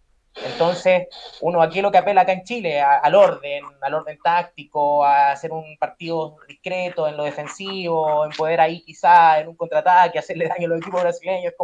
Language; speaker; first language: Spanish; native; Spanish